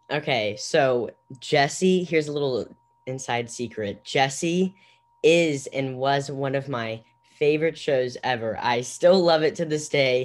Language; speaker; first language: English; native; English